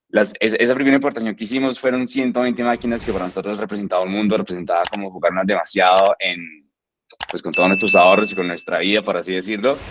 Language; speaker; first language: Spanish; native; Spanish